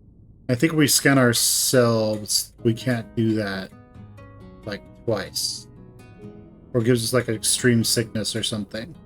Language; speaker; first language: English; native; English